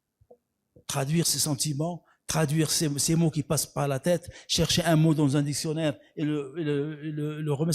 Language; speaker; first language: French; non-native, local second language; Arabic